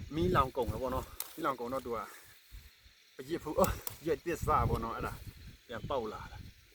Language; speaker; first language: Burmese; non-native, local second language; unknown